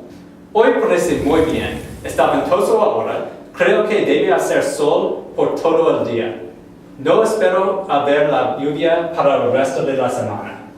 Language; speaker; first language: Spanish; non-native, learner; English